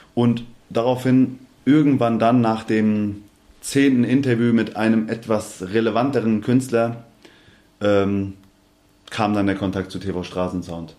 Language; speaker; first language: German; native; German